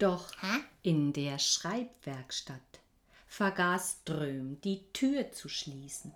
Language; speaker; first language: German; native; German